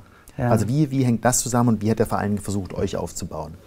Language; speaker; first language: German; native; German